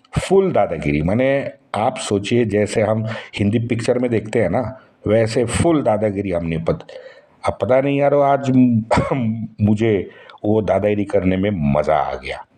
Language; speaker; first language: Hindi; non-native, local second language; Marathi